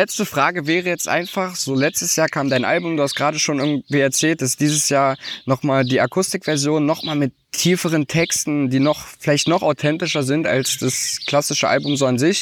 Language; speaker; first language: German; native; German